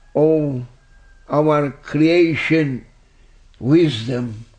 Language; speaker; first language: English; non-native, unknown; Turkish